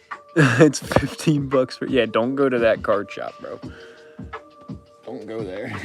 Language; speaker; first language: English; native; English